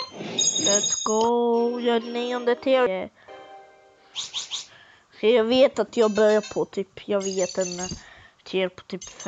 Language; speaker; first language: Swedish; early bilingual, other home language; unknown